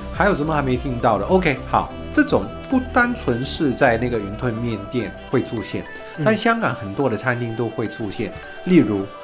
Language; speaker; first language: Chinese; non-native, fluent; Cantonese